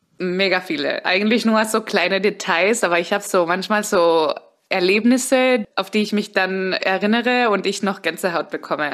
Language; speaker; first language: German; early bilingual, heritage; Spanish